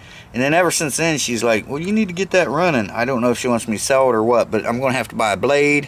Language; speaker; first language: English; native; English